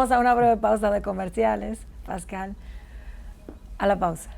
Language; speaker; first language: Spanish; native; Spanish